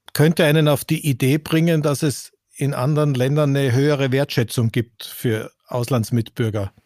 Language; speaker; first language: German; native; German